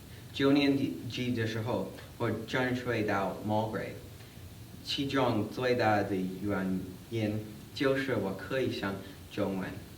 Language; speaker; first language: Chinese; non-native, learner; English